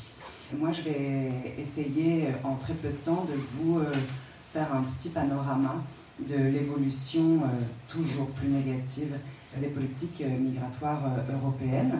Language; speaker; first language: French; native; French